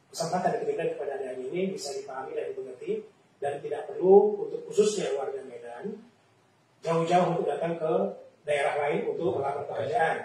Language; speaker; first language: Indonesian; native; Indonesian